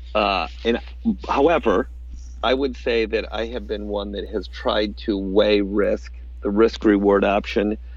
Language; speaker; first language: English; native; English